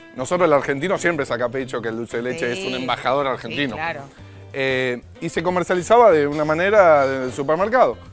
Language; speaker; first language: Spanish; native; Spanish